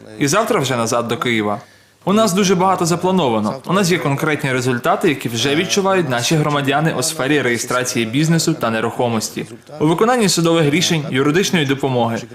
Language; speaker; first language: Ukrainian; non-native, fluent; Georgian